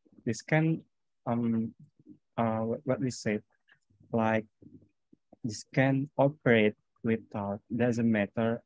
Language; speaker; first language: English; non-native, learner; Indonesian